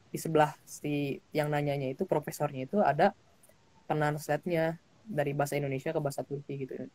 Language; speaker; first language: Indonesian; native; Indonesian